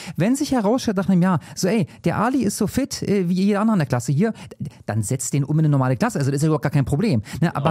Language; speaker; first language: German; native; German